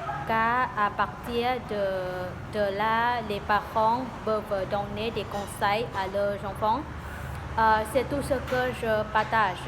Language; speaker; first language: French; non-native, learner; Vietnamese